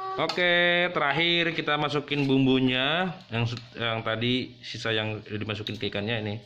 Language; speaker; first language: Indonesian; native; Indonesian